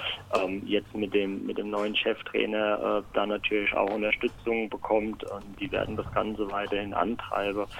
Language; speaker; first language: German; native; German